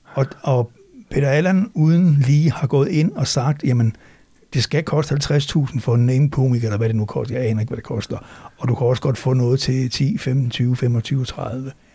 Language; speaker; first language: Danish; native; Danish